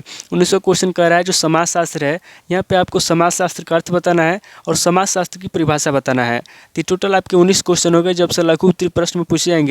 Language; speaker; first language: Hindi; native; Hindi